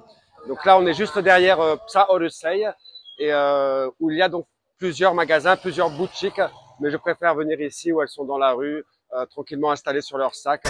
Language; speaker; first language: French; native; French